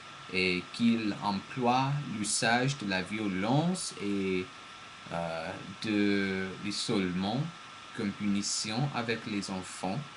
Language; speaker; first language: French; non-native, learner; English